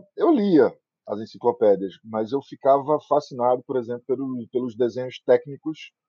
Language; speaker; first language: Portuguese; native; Portuguese